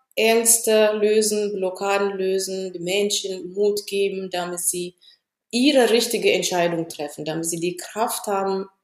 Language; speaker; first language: German; non-native, fluent; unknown